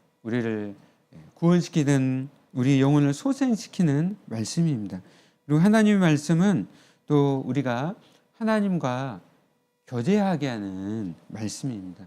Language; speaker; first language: Korean; native; Korean